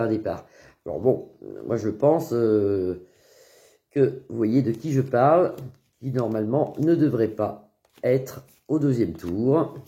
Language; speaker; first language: French; native; French